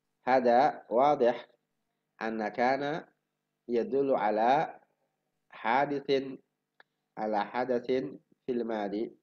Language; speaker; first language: Arabic; non-native, fluent; Indonesian